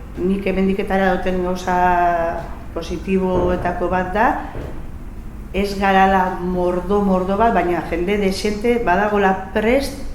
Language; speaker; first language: Basque; native; Basque